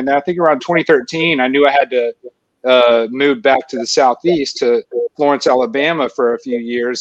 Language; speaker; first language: English; native; English